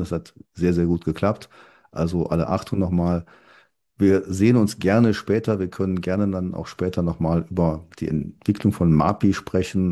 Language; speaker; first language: German; native; German